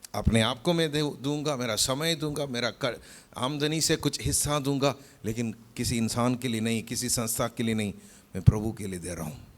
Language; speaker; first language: Hindi; non-native, local second language; Malayalam